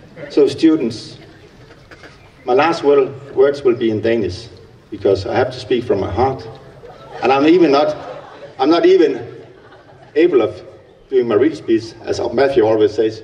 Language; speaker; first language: English; non-native, fluent; Danish